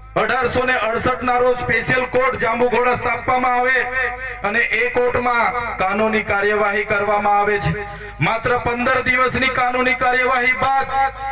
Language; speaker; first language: Gujarati; non-native, local second language; Vasavi